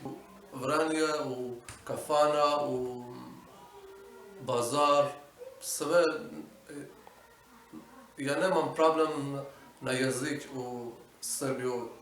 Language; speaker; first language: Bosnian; non-native, learner; Persian